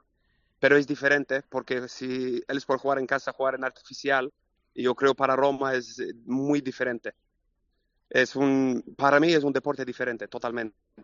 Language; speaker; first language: Spanish; non-native, learner; Swedish